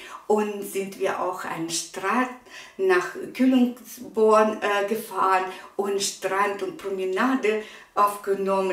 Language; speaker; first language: German; non-native, fluent; Russian